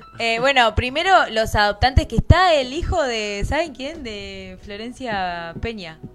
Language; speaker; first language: Spanish; native; Spanish